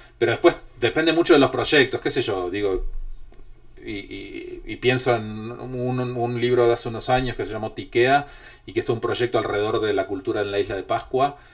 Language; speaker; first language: Spanish; native; Spanish